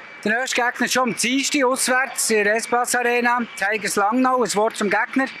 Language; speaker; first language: German; native; German